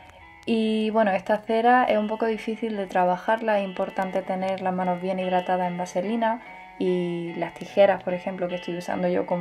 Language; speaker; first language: Spanish; native; Spanish